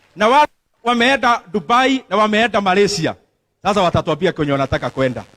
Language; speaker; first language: Swahili; non-native, local second language; Kikuyu